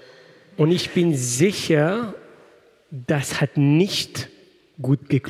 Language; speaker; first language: German; non-native, fluent; French